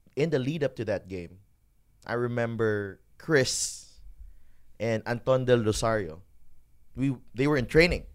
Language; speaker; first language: English; non-native, local second language; Hiligaynon